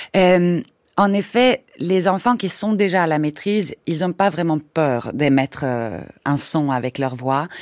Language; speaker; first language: French; non-native, fluent; Swedish